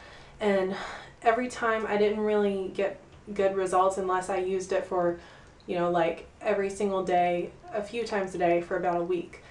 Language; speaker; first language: English; native; English